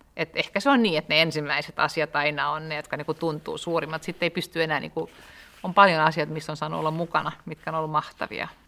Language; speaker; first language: Finnish; native; Finnish